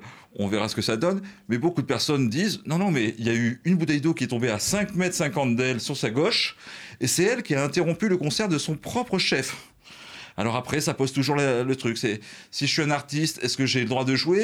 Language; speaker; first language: French; native; French